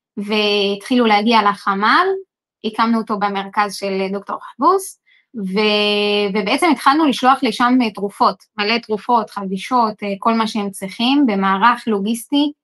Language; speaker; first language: Hebrew; non-native, local second language; Arabic